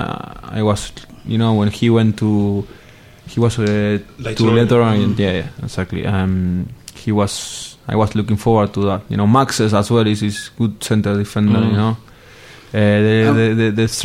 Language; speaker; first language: English; non-native, fluent; Spanish